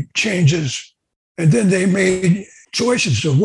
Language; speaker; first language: English; native; English